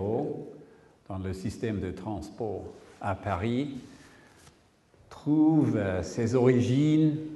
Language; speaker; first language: French; non-native, learner; English